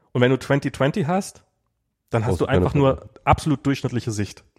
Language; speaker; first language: German; native; German